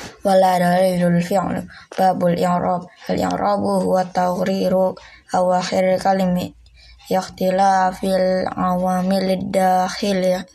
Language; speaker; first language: Arabic; non-native, learner; Indonesian